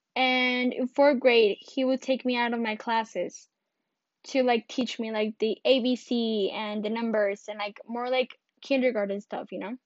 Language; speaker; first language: English; early bilingual, other home language; Spanish